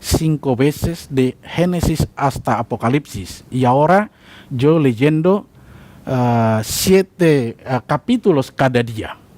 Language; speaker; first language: Spanish; non-native, learner; Indonesian